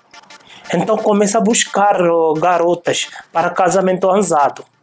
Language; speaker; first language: Portuguese; non-native, fluent; Hindi